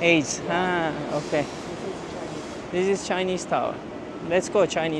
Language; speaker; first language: English; non-native, learner; Turkish